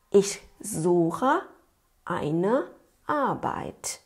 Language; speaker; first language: German; non-native, fluent; Thai